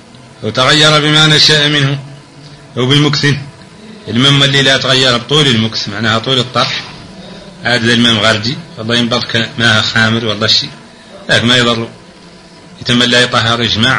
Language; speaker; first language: Arabic; native; Arabic